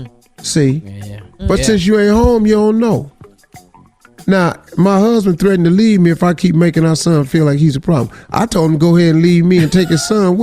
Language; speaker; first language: English; native; English